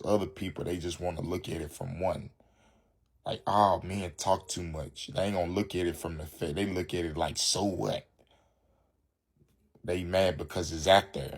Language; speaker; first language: English; native; English